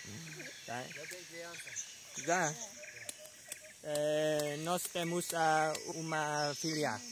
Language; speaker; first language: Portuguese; non-native, learner; Vietnamese